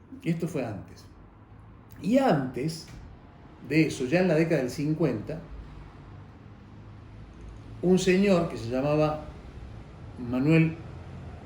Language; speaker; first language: Spanish; native; Spanish